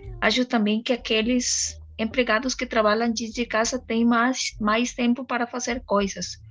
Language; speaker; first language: Portuguese; non-native, learner; Spanish